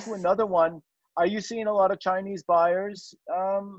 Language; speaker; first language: English; native; English